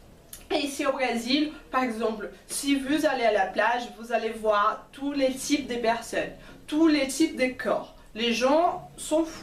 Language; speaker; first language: French; non-native, fluent; Portuguese